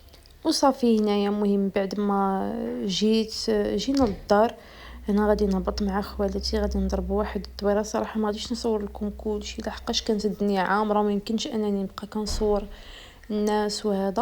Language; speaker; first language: Arabic; native; Arabic